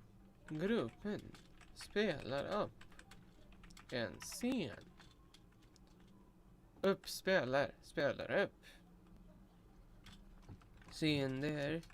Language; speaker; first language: Swedish; non-native, learner; Russian